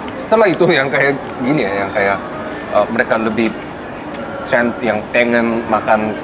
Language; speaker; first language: Indonesian; non-native, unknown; Korean